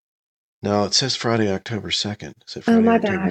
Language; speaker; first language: English; native; English